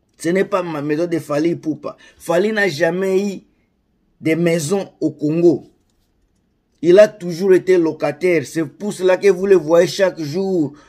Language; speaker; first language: French; non-native, local second language; Lingala